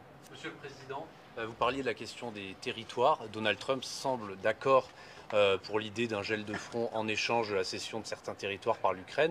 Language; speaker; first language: French; native; French